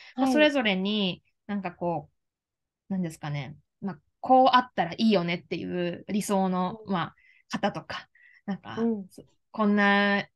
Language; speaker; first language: Japanese; native; Japanese